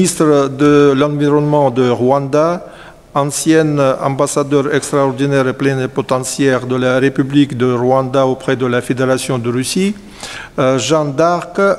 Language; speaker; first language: French; non-native, fluent; Russian